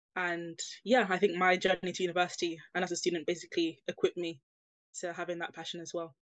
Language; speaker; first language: English; native; English